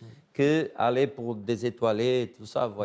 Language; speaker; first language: French; non-native, fluent; Portuguese